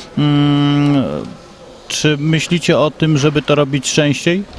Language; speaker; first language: Polish; native; Polish